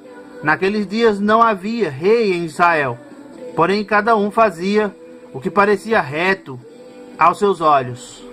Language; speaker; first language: Portuguese; native; Portuguese